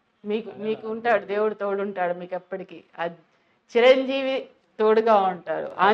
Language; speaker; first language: Telugu; native; Telugu